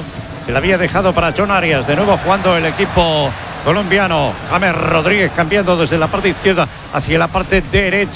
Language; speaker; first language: Spanish; native; Spanish